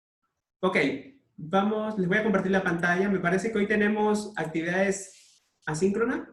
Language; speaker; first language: Spanish; native; Spanish